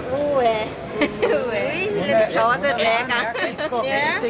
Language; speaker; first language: Danish; non-native, learner; Filipino